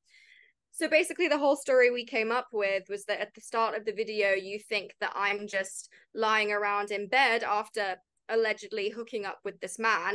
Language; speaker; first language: English; native; English